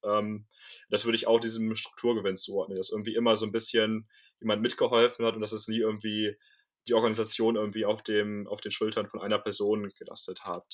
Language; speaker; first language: German; native; German